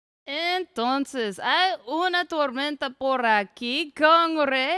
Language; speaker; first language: Spanish; non-native, learner; English